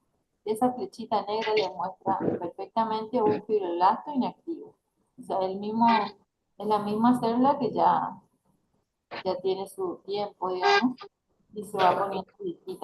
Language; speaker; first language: Spanish; native; Spanish